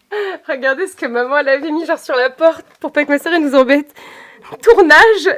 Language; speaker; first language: French; native; French